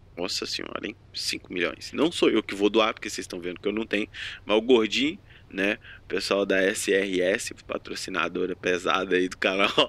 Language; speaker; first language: Portuguese; native; Portuguese